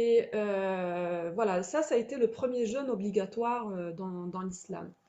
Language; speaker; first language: French; native; French